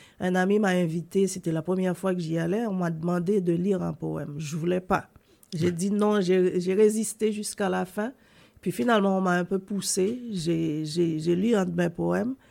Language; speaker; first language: French; non-native, local second language; Haitian Creole